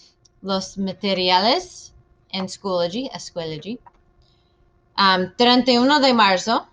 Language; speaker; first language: Spanish; non-native, fluent; English